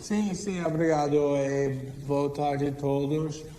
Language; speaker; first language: Portuguese; non-native, fluent; English